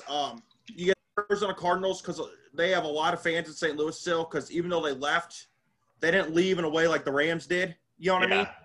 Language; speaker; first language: English; native; English